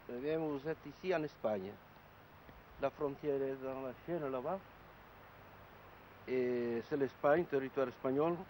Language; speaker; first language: French; non-native, local second language; Basque